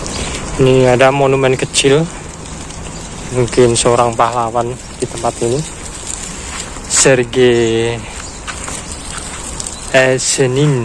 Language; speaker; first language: Indonesian; non-native, local second language; Javanese